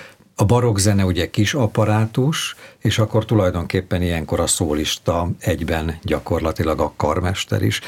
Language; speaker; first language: Hungarian; native; Hungarian